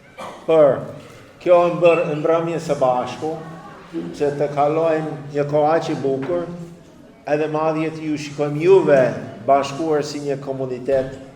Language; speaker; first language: Albanian; non-native, fluent; English